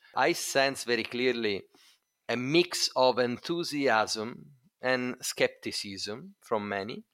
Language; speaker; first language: English; non-native, fluent; Italian